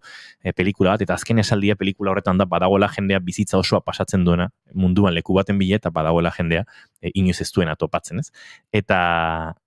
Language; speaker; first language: Basque; native; Basque